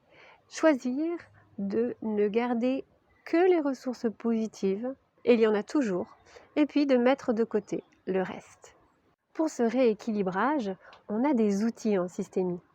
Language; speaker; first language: French; native; French